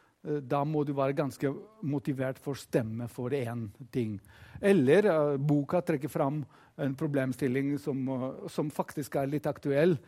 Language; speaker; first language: Norwegian; non-native, fluent; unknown